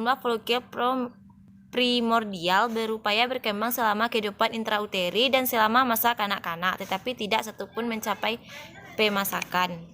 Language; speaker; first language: Indonesian; native; Indonesian